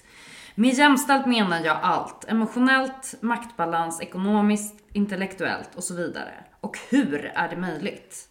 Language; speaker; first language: Swedish; native; Swedish